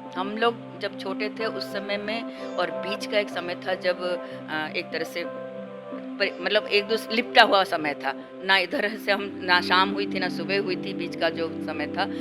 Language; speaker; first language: Hindi; non-native, local second language; Odia